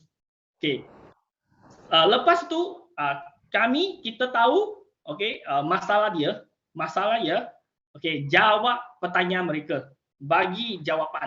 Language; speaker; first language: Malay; non-native, local second language; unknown